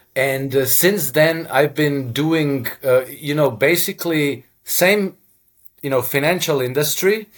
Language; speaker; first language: English; non-native, fluent; Croatian